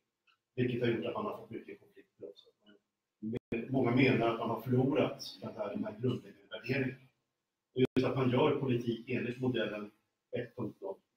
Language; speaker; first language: Swedish; native; Swedish